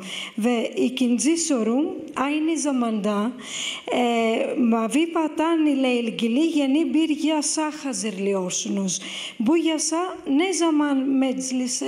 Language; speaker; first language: Turkish; non-native, fluent; Greek